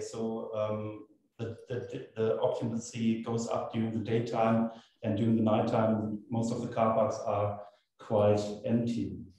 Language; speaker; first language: English; non-native, fluent; German